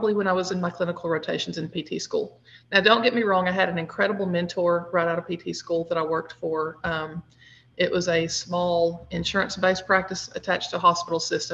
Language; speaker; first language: English; native; English